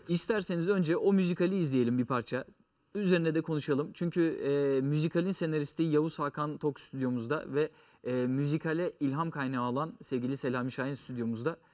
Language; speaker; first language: Turkish; native; Turkish